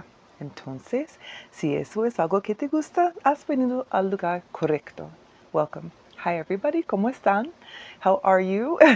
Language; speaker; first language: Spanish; non-native, learner; English